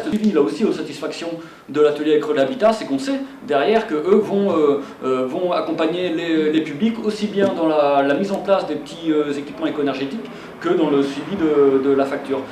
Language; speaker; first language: French; native; French